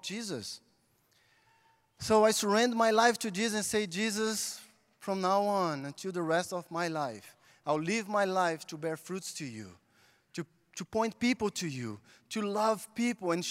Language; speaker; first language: English; non-native, fluent; Portuguese